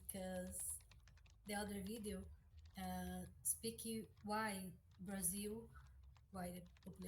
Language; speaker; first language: English; non-native, learner; Portuguese